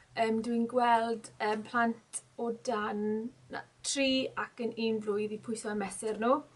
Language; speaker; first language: Welsh; native; Welsh